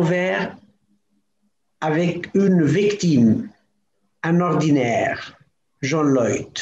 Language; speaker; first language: French; non-native, local second language; Arabic